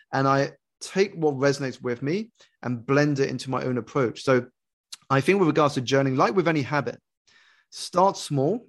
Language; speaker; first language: English; native; English